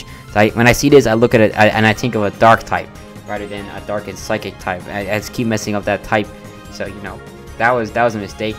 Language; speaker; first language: English; native; English